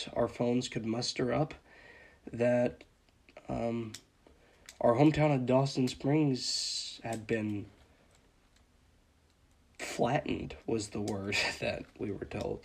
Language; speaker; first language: English; native; English